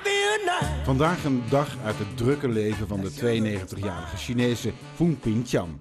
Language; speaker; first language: Dutch; native; Dutch